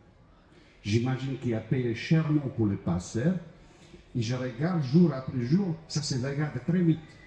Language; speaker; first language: French; non-native, fluent; Croatian